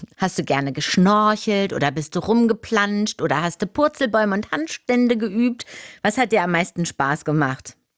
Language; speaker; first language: German; native; German